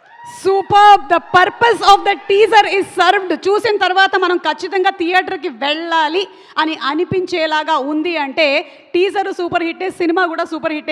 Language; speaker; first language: Telugu; native; Telugu